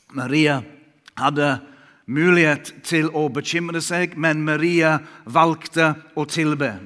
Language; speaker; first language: Norwegian; non-native, fluent; English